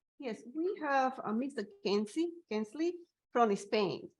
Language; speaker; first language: English; non-native, learner; Spanish